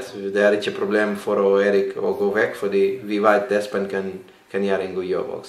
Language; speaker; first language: Norwegian; non-native, learner; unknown